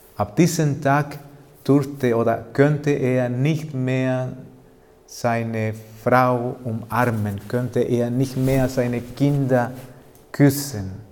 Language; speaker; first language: German; non-native, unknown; Spanish